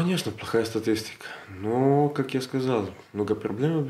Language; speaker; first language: Russian; non-native, learner; Serbian